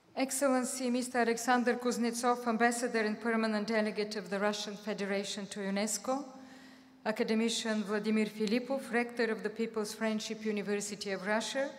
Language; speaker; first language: English; non-native, fluent; Bulgarian